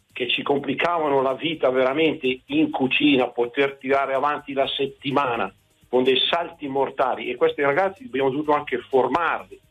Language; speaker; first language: Italian; native; Italian